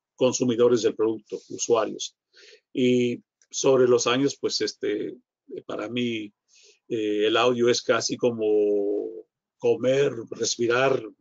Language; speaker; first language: Spanish; non-native, fluent; English